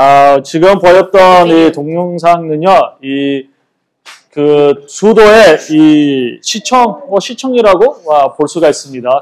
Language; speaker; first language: Korean; non-native, fluent; Indonesian